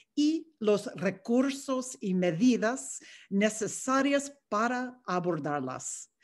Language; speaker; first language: Spanish; non-native, fluent; English